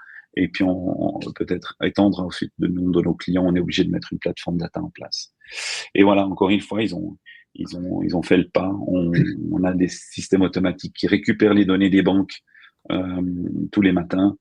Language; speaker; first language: French; native; French